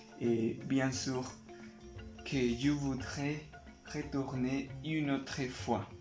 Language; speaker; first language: French; non-native, learner; Spanish